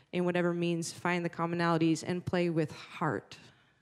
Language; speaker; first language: English; native; English